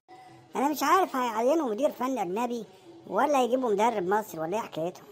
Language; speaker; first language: Arabic; native; Arabic